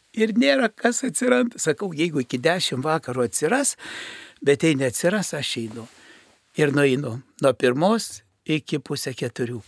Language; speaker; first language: Lithuanian; native; Lithuanian